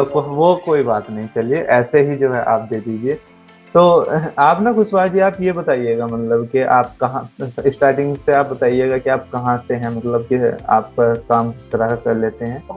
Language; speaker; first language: Hindi; native; Hindi